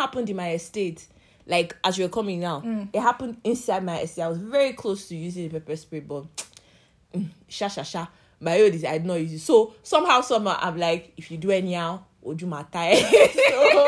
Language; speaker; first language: English; non-native, local second language; Yoruba